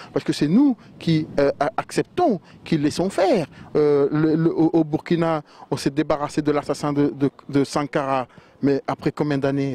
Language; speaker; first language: French; non-native, local second language; Wolof